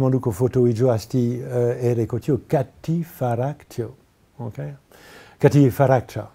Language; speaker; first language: Nepali; non-native, learner; French